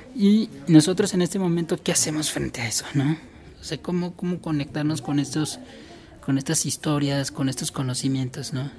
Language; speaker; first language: Spanish; non-native, local second language; Tzotzil